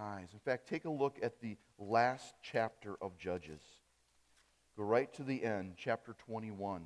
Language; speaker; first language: English; early bilingual, other home language; German